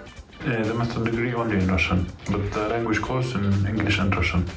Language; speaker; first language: English; non-native, learner; Arabic